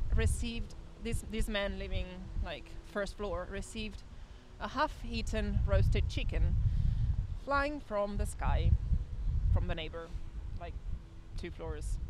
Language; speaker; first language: English; non-native, fluent; Italian